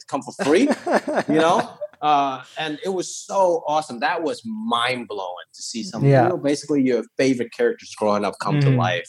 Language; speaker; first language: English; early bilingual, other home language; Cantonese